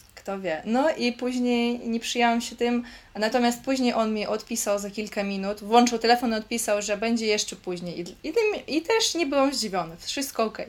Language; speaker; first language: Polish; native; Polish